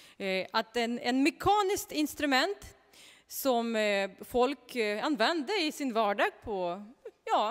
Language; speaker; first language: Swedish; non-native, fluent; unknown